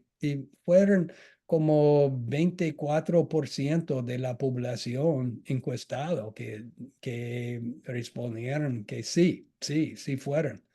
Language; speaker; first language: Spanish; non-native, fluent; English